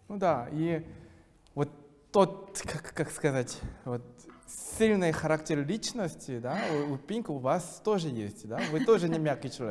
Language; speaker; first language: Russian; non-native, fluent; Korean